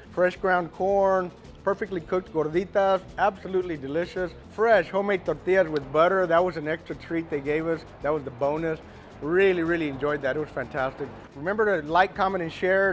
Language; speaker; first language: English; early bilingual, other home language; Spanish